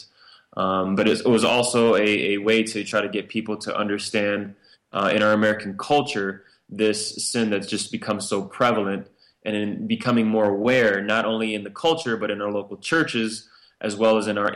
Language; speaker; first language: English; native; English